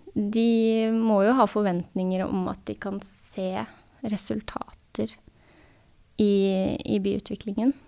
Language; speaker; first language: Norwegian; native; Norwegian